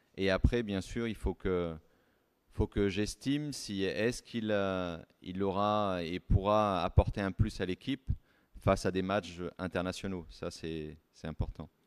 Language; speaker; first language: French; native; French